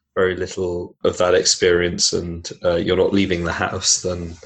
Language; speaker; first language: English; native; English